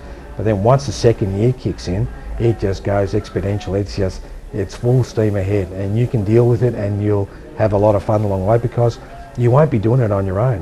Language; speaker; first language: English; native; English